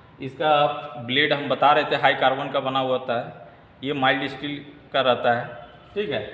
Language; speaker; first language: Hindi; native; Hindi